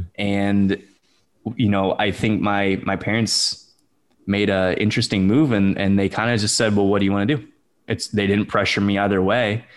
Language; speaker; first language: English; native; English